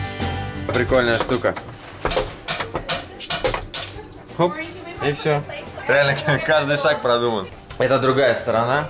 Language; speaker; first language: Russian; native; Russian